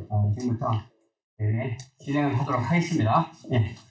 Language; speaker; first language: Korean; native; Korean